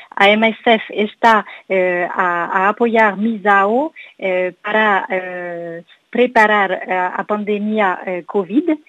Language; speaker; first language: Portuguese; non-native, learner; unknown